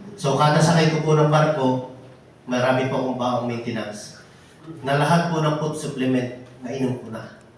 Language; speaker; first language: Filipino; native; Filipino